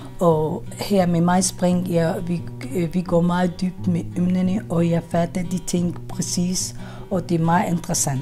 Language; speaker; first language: Danish; non-native, fluent; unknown